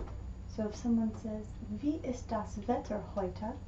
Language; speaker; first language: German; non-native, learner; English